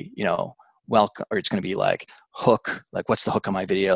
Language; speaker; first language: English; native; English